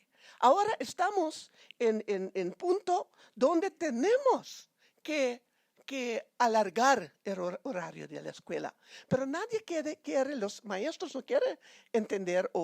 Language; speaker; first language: Spanish; non-native, fluent; Papiamento